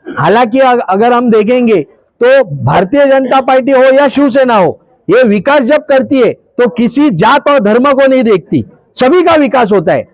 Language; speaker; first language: Hindi; non-native, local second language; Marathi